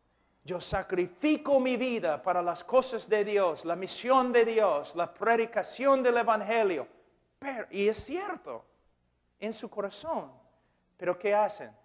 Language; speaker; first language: Spanish; non-native, fluent; English